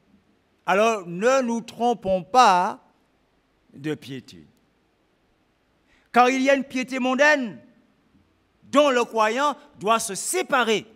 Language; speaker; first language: French; native; French